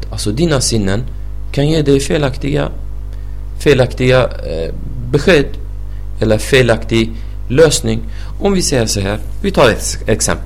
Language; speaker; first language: Swedish; non-native, fluent; Arabic